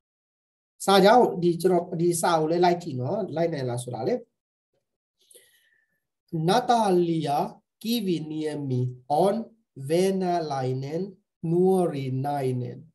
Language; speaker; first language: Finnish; non-native, fluent; Burmese